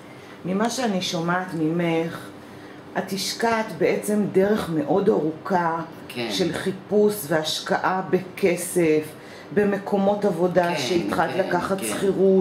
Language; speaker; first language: Hebrew; native; Hebrew